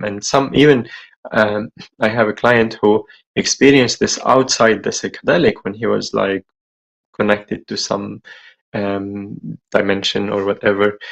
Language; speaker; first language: English; non-native, fluent; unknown